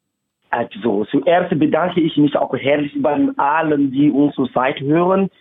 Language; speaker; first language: German; non-native, fluent; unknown